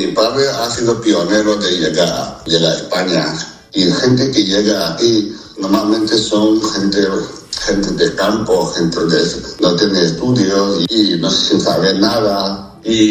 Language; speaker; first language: Spanish; non-native, fluent; Chinese